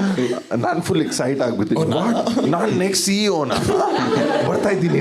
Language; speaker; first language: Kannada; non-native, learner; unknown